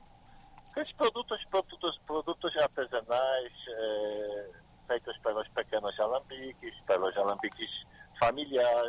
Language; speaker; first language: Portuguese; non-native, learner; Polish